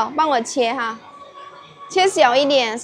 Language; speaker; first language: Chinese; non-native, fluent; Indonesian